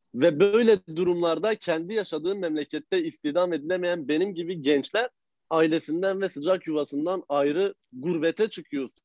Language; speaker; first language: Turkish; native; Turkish